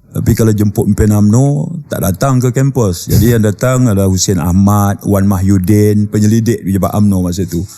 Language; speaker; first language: Malay; native; Malay